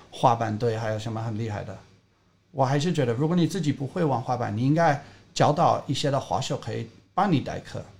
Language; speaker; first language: Chinese; non-native, fluent; English